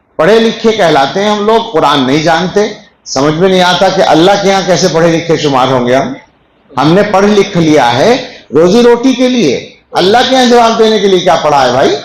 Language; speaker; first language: Urdu; native; Urdu